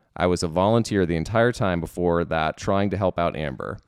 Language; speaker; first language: English; native; English